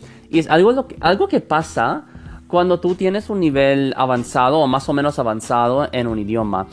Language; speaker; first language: Spanish; non-native, fluent; English